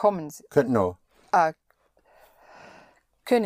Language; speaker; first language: German; non-native, learner; English